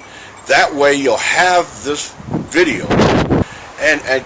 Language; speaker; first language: English; native; English